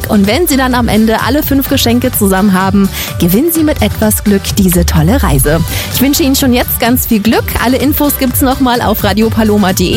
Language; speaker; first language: German; native; German